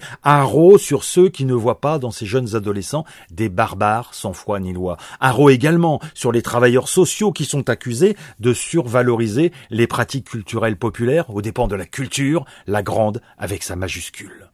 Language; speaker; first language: French; native; French